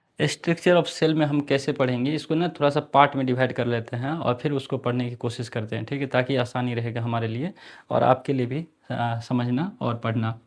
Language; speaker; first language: Hindi; native; Hindi